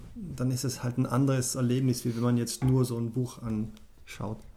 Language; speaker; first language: German; native; German